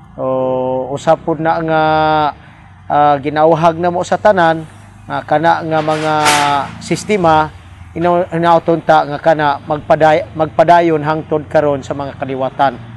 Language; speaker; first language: Cebuano; non-native, local second language; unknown